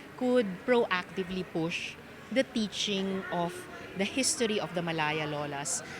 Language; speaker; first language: English; non-native, local second language; Filipino